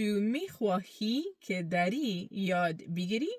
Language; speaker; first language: Persian; early bilingual, heritage; Persian